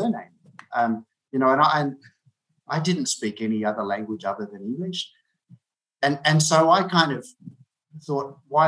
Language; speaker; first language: English; native; English